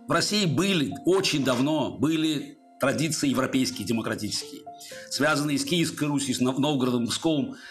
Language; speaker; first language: Russian; native; Russian